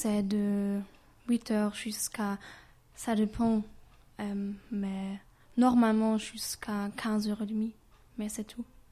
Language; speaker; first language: French; non-native, learner; German